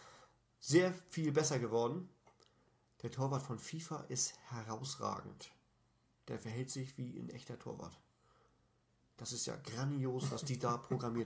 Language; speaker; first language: German; native; German